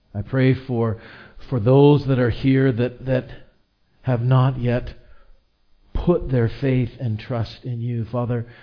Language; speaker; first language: English; native; English